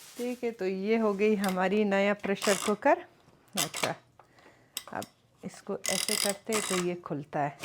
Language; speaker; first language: Urdu; early bilingual, other home language; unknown